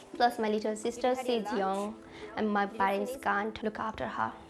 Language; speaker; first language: English; non-native, local second language; Nepali